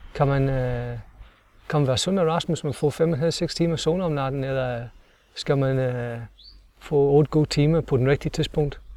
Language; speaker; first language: Danish; non-native, fluent; English